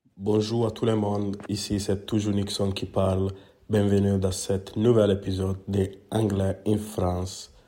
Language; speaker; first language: French; non-native, learner; Italian